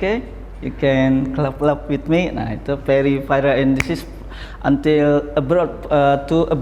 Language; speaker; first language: English; non-native, learner; Indonesian